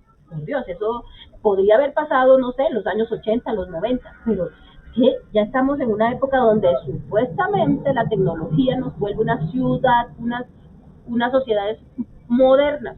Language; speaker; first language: Spanish; native; Spanish